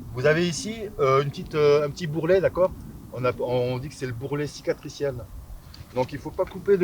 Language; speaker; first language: French; native; French